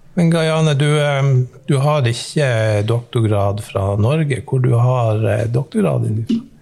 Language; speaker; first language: Norwegian; native; Norwegian